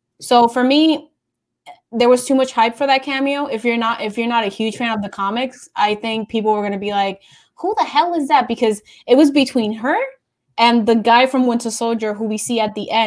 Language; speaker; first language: English; non-native, local second language; Spanish